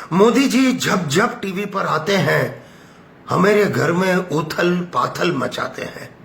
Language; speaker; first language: Hindi; non-native, local second language; Gujarati